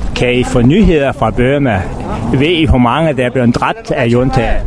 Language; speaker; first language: Danish; native; Danish